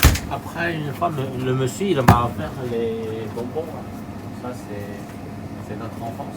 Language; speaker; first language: French; non-native, local second language; Chinese